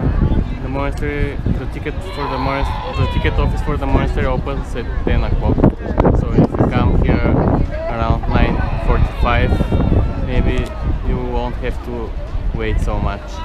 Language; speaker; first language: English; non-native, fluent; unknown